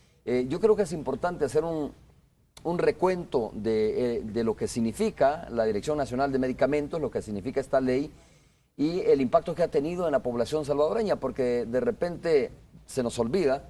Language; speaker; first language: Spanish; native; Spanish